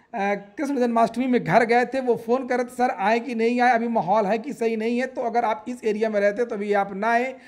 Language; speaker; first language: Hindi; native; Hindi